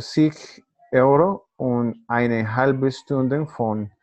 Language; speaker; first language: German; non-native, learner; Spanish